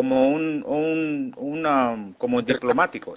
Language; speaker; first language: Spanish; non-native, local second language; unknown